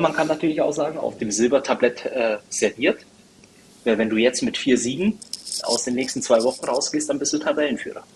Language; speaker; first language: German; native; German